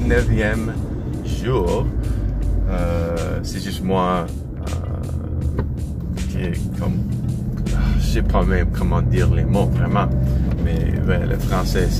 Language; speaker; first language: French; non-native, learner; English